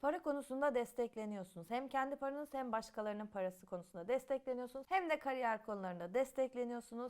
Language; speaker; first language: Turkish; native; Turkish